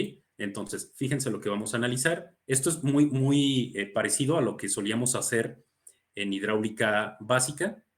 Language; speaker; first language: Spanish; native; Spanish